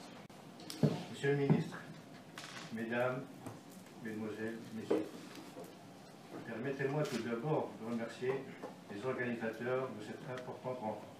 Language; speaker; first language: French; non-native, local second language; Arabic